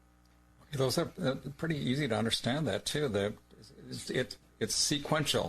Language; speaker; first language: English; native; English